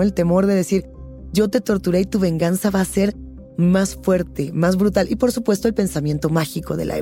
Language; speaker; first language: Spanish; native; Spanish